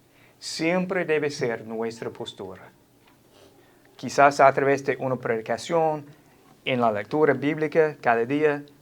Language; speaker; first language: Spanish; non-native, fluent; English